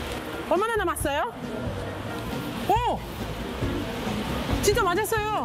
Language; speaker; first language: Korean; non-native, learner; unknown